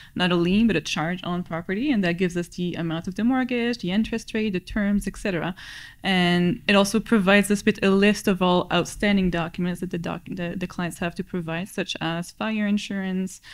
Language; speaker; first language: English; native; English